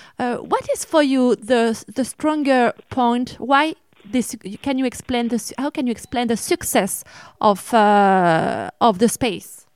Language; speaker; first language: English; non-native, learner; French